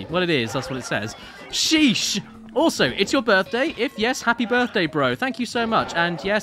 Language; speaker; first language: English; native; English